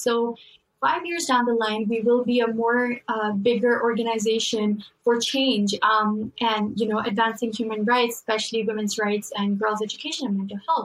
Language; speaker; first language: English; non-native, local second language; Urdu